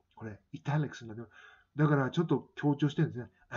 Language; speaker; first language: Japanese; native; Japanese